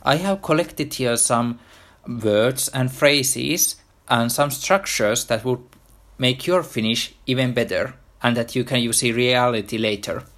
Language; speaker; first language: English; non-native, fluent; Finnish